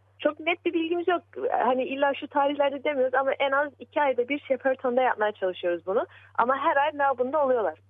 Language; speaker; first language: Turkish; early bilingual, heritage; Turkish